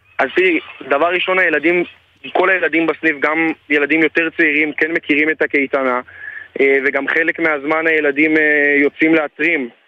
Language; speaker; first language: Hebrew; native; Hebrew